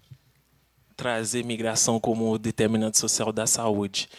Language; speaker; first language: Portuguese; non-native, fluent; Haitian Creole